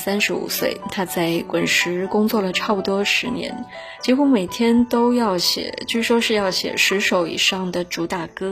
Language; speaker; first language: Chinese; native; Chinese